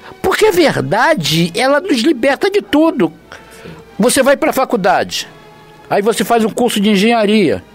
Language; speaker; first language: Portuguese; native; Portuguese